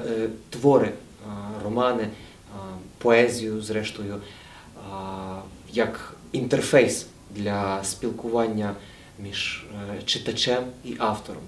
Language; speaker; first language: Ukrainian; native; Ukrainian